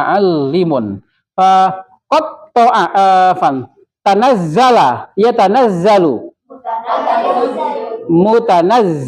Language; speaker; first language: Arabic; non-native, fluent; Indonesian